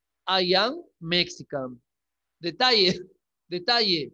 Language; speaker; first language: English; non-native, learner; Spanish